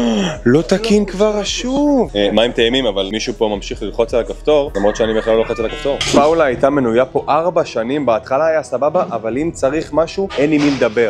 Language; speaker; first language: Hebrew; native; Hebrew